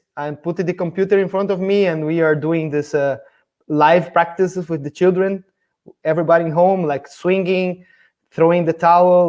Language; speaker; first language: English; non-native, fluent; Portuguese